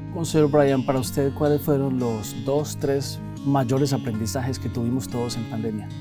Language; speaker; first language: Spanish; native; Spanish